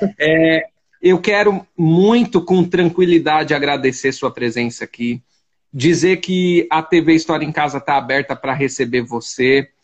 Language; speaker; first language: Portuguese; native; Portuguese